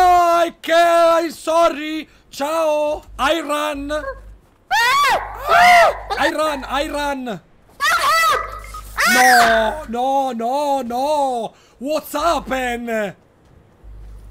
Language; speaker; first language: English; non-native, learner; Italian